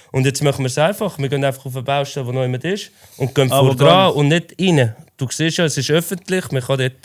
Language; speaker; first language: German; native; German